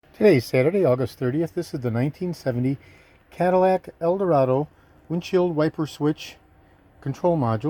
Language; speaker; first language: English; native; English